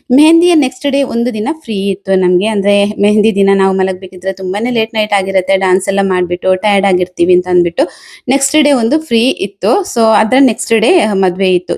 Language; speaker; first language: Kannada; non-native, local second language; Tulu